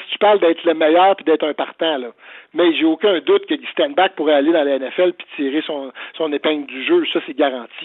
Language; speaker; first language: French; native; French